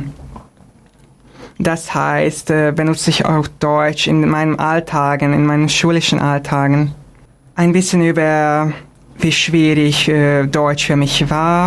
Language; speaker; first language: German; non-native, fluent; Hungarian